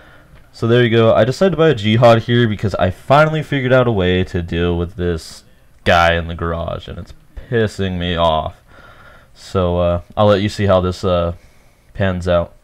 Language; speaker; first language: English; native; English